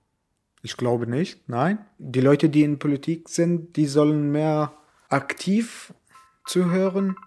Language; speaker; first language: German; non-native, fluent; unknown